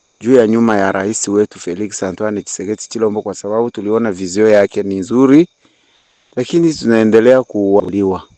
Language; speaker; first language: Swahili; native; Swahili